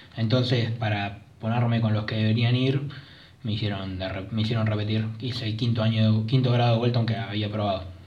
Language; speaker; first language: Spanish; native; Spanish